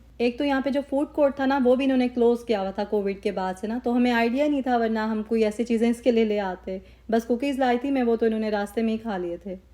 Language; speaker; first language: Urdu; native; Urdu